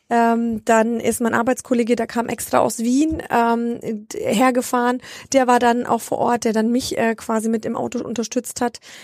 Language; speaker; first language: German; early bilingual, other home language; Romanian